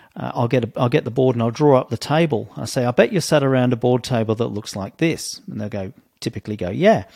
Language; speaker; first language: English; native; English